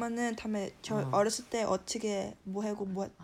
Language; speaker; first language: Korean; early bilingual, heritage; Korean